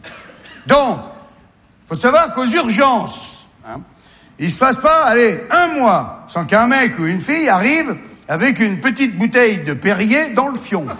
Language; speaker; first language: French; native; French